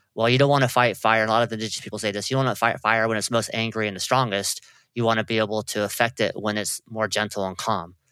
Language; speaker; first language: English; native; English